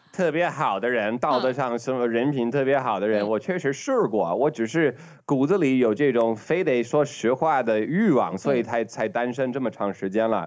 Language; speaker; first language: Chinese; non-native, fluent; English